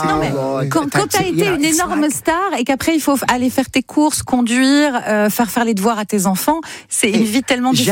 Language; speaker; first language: French; native; French